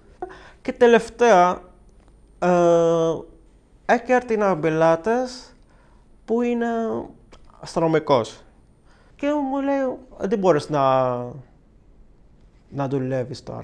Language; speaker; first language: Greek; non-native, fluent; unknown